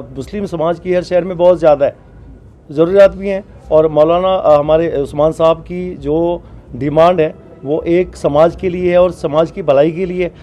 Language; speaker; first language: Hindi; non-native, local second language; Punjabi